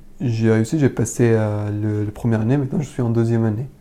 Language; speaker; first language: French; non-native, learner; Arabic